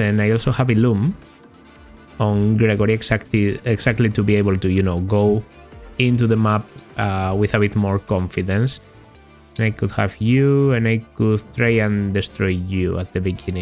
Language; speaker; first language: English; non-native, fluent; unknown